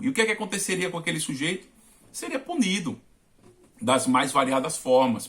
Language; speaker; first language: Portuguese; native; Portuguese